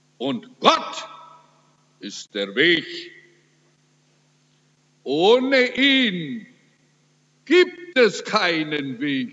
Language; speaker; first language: German; early bilingual, heritage; German